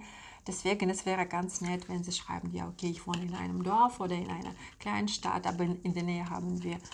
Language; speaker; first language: German; non-native, fluent; Russian